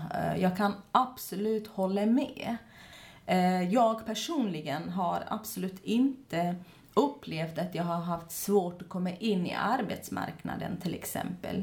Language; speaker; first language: Swedish; non-native, fluent; Kurdish